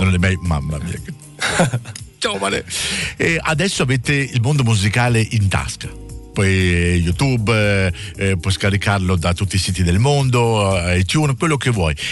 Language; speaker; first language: Italian; native; Italian